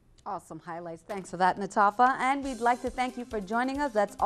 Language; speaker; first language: English; native; English